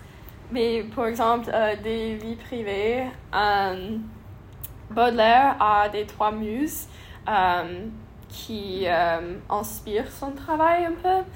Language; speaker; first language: French; non-native, learner; English